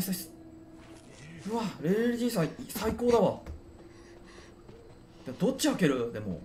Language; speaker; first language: Japanese; native; Japanese